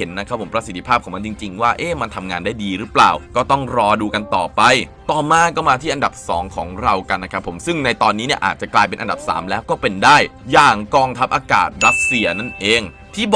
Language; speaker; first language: Thai; native; Thai